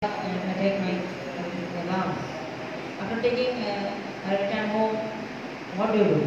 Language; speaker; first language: English; non-native, learner; Bangla